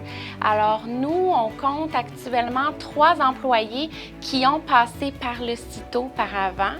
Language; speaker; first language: French; native; French